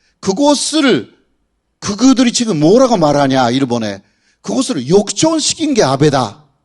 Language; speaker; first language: Korean; non-native, fluent; Japanese